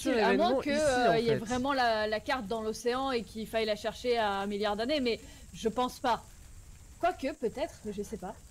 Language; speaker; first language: French; native; French